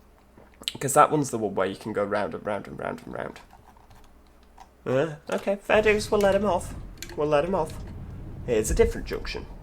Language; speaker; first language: English; native; English